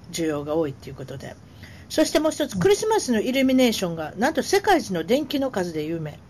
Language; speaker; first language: Japanese; native; Japanese